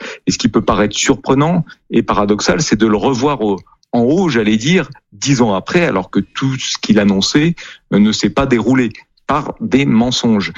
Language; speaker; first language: French; native; French